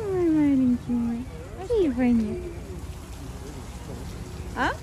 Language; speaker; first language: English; non-native, learner; Russian